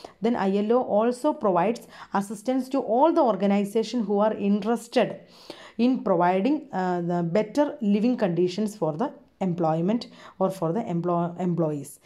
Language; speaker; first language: English; non-native, local second language; Malayalam